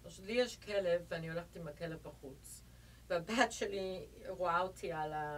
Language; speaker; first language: Hebrew; early bilingual, heritage; Hebrew